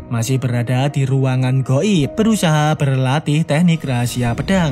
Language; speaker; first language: Indonesian; native; Indonesian